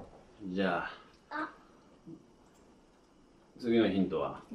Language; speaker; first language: Japanese; native; Japanese